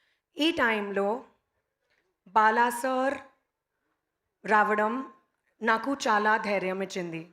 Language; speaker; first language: Telugu; non-native, learner; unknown